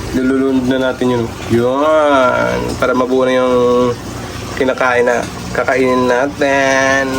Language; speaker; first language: Filipino; non-native, local second language; Hiligaynon